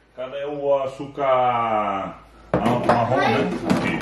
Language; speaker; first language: Portuguese; non-native, learner; Dutch